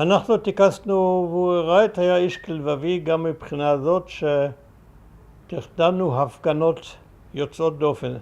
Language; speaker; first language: Hebrew; early bilingual, other home language; German